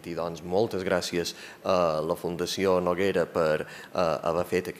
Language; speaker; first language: Catalan; native; Catalan